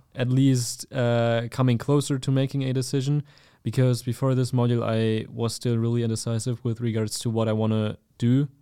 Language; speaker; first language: English; non-native, fluent; German